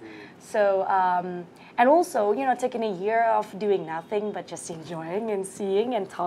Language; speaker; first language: English; non-native, fluent; Vietnamese